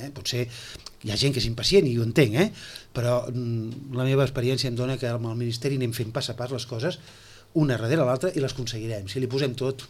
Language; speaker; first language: Catalan; native; Catalan